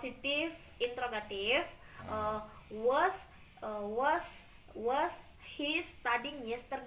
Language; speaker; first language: English; non-native, learner; Indonesian